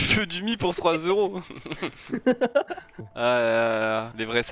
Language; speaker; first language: French; native; French